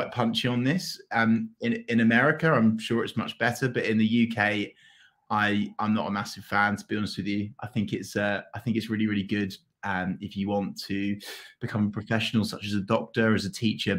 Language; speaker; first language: English; native; English